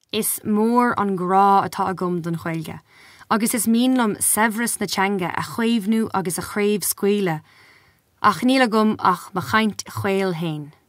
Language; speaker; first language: Irish; non-native, local second language; English